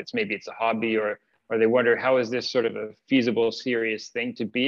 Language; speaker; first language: English; native; English